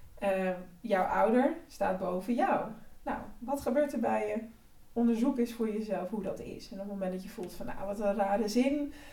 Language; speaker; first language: Dutch; early bilingual, other home language; Spanish